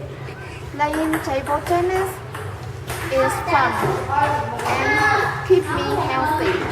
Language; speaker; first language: English; non-native, learner; Vietnamese